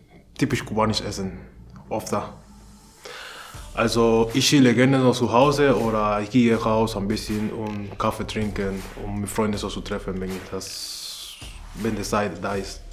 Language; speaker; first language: German; non-native, learner; Spanish